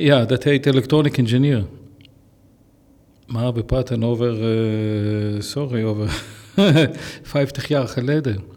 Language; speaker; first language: Dutch; non-native, fluent; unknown